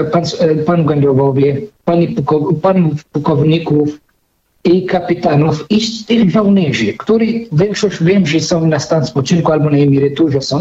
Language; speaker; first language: Polish; non-native, fluent; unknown